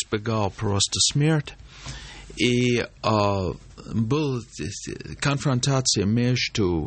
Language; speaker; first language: Russian; non-native, fluent; English